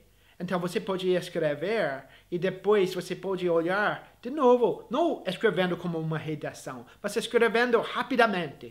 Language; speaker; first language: Portuguese; non-native, fluent; English